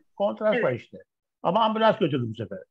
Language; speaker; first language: Turkish; native; Turkish